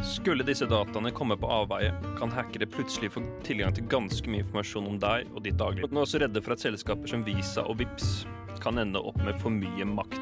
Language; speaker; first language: Norwegian; native; Norwegian